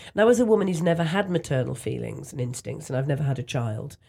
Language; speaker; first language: English; native; English